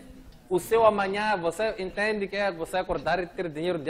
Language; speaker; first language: Portuguese; native; Portuguese